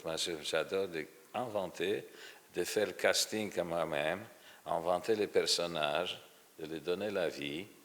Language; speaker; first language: French; non-native, fluent; Polish